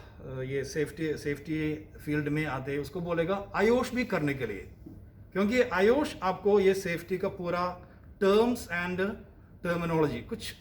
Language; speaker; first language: Hindi; non-native, local second language; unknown